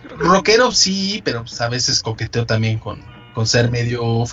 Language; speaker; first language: Spanish; native; Spanish